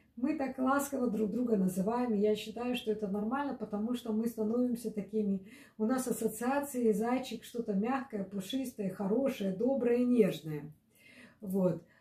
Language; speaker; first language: Russian; native; Russian